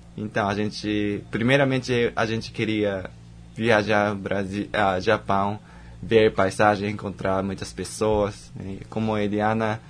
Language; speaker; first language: Portuguese; non-native, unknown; Japanese